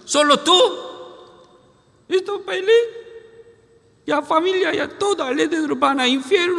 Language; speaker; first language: Spanish; non-native, learner; Korean